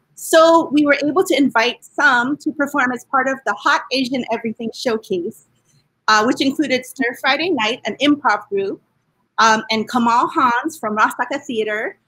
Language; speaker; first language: English; native; English